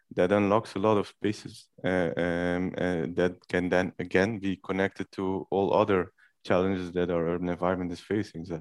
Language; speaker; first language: English; non-native, fluent; Dutch